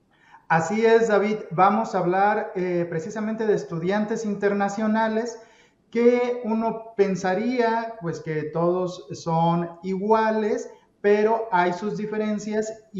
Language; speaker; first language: Spanish; native; Spanish